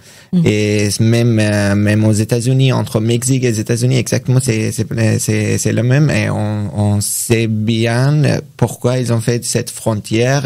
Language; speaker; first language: French; non-native, learner; Persian